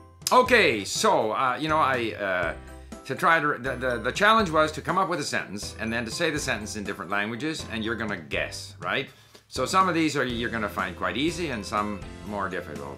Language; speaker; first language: English; native; English